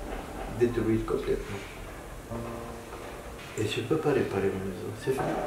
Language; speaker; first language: French; non-native, fluent; Arabic